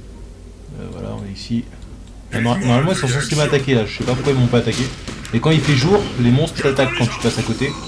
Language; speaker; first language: French; native; French